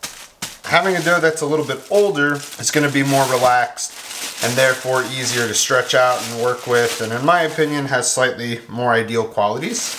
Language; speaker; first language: English; native; English